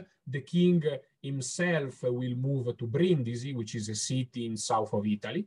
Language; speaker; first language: English; non-native, fluent; Italian